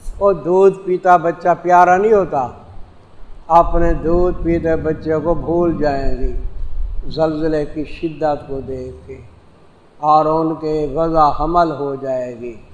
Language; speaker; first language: Urdu; non-native, local second language; Saraiki